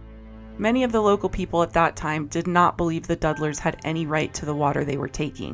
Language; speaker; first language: English; native; English